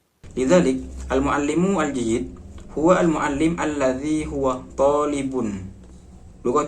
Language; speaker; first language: Arabic; non-native, learner; Indonesian